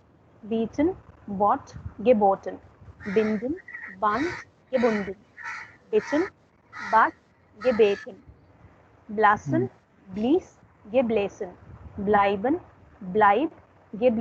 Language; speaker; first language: German; non-native, fluent; Hindi